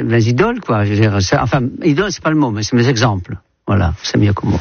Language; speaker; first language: French; non-native, fluent; Dutch